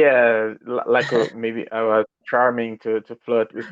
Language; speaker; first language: English; non-native, learner; Portuguese